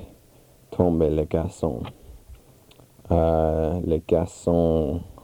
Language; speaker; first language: French; non-native, learner; English